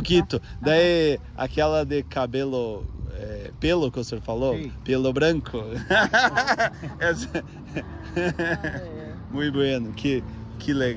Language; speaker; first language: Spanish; non-native, learner; Portuguese